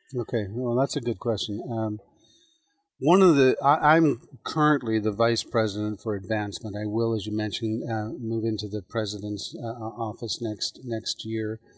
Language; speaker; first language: English; native; English